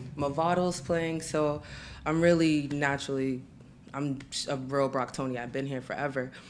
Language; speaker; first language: English; native; English